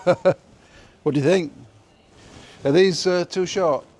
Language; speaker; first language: English; native; English